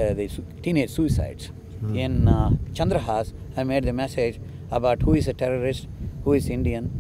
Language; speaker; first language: English; non-native, local second language; Telugu